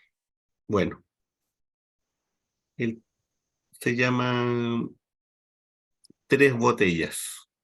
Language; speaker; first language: Spanish; native; Spanish